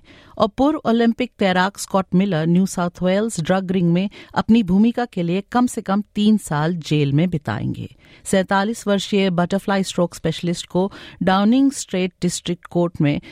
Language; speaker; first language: Hindi; native; Hindi